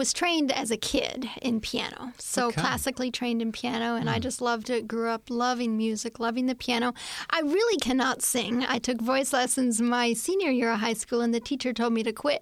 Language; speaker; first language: English; native; English